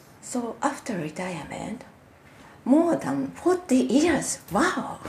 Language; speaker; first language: English; non-native, learner; Japanese